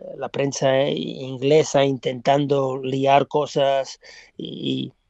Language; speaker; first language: Spanish; non-native, fluent; English